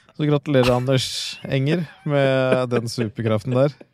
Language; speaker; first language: Norwegian; native; Norwegian